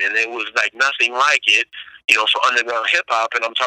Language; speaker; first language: English; native; English